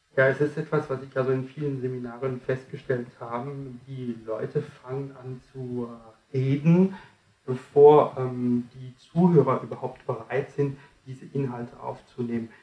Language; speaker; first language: German; non-native, fluent; French